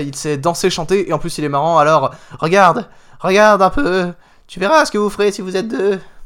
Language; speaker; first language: French; native; French